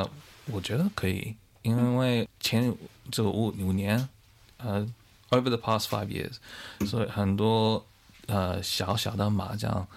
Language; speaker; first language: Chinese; early bilingual, heritage; Chinese